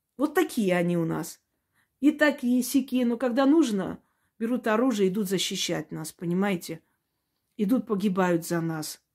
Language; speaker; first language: Russian; non-native, local second language; Armenian